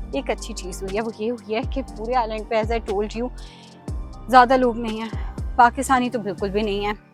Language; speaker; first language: Urdu; native; Urdu